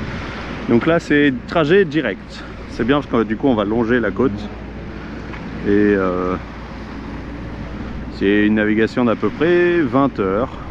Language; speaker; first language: French; native; French